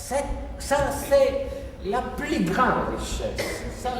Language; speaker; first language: French; non-native, fluent; Italian